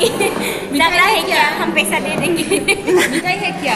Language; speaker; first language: Hindi; non-native, local second language; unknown